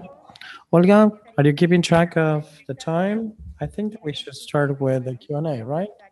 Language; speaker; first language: English; non-native, fluent; Spanish